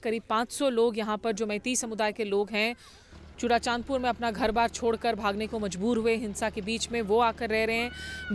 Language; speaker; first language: Hindi; native; Hindi